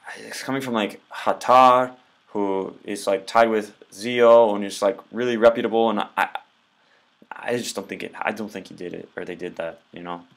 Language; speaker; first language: English; native; English